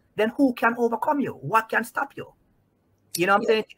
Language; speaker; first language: English; non-native, local second language; Jamaican Creole English